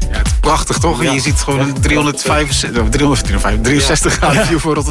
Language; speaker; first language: Dutch; native; Dutch